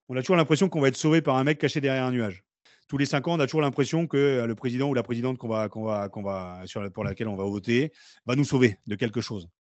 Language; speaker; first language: French; native; French